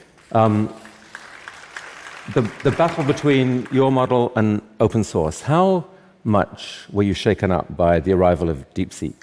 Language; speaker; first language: English; native; English